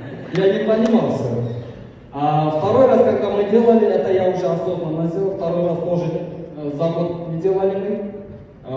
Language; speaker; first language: Russian; non-native, local second language; Kyrgyz